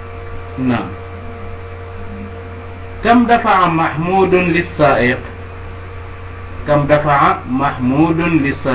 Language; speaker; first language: Arabic; non-native, fluent; Wolof